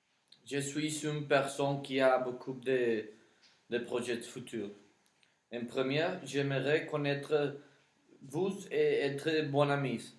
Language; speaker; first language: French; non-native, learner; Spanish